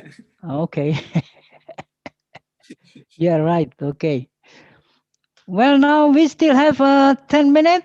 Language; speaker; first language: English; non-native, fluent; Indonesian